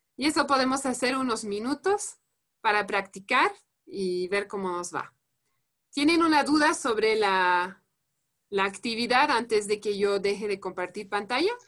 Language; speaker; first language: Spanish; non-native, fluent; French